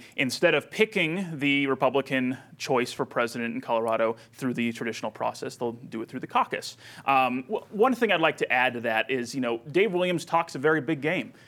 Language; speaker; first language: English; native; English